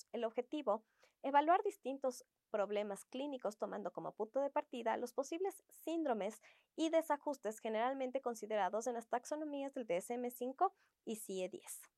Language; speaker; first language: Spanish; native; Spanish